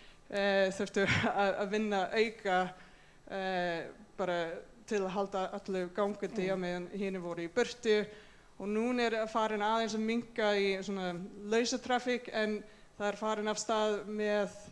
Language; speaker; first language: Icelandic; non-native, fluent; English